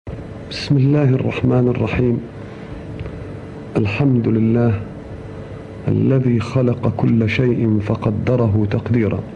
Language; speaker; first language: Arabic; native; Arabic